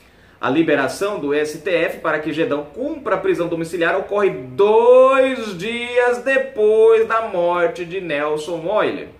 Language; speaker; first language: Portuguese; native; Portuguese